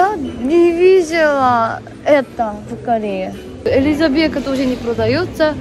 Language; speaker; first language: Russian; non-native, learner; Korean